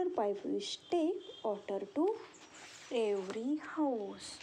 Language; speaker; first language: English; non-native, local second language; Marathi